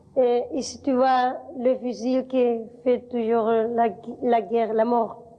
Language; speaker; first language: French; non-native, fluent; Spanish